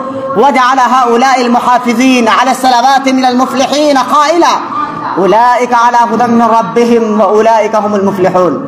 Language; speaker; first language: Arabic; non-native, learner; Urdu